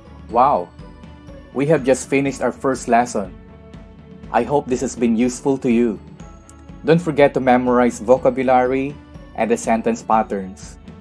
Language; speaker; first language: English; non-native, local second language; Filipino